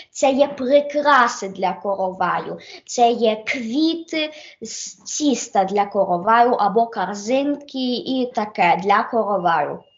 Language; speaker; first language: Ukrainian; early bilingual, heritage; Ukrainian